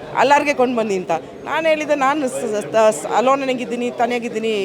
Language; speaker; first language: Kannada; non-native, fluent; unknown